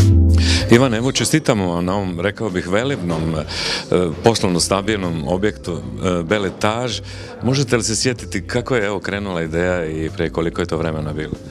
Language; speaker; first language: Croatian; native; Croatian